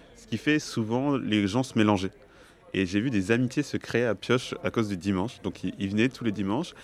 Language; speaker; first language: French; native; French